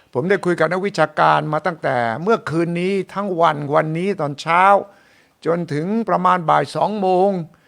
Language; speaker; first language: Thai; native; Thai